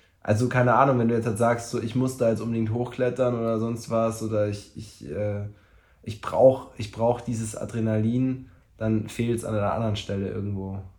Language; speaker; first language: German; native; German